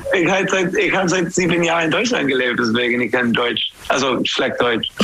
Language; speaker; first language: German; non-native, learner; English